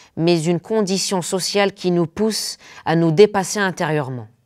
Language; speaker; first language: French; non-native, local second language; Arabic